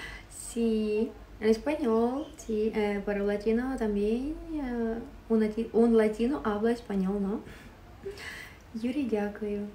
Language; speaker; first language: Spanish; non-native, fluent; Russian